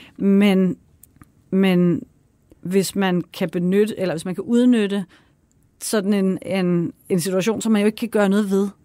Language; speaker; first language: Danish; native; Danish